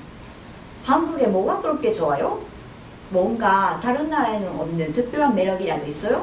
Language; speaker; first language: Korean; non-native, fluent; Japanese